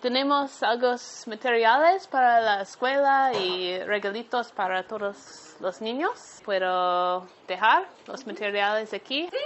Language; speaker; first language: Spanish; non-native, learner; English